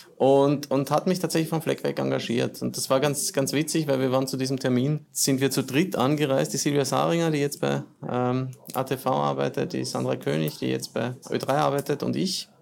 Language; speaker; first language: German; native; German